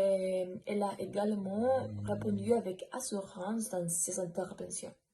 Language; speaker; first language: French; non-native, learner; Spanish